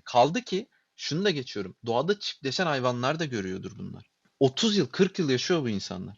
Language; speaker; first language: Turkish; native; Turkish